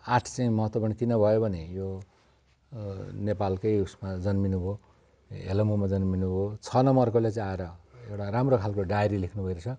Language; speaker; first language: Nepali; native; Nepali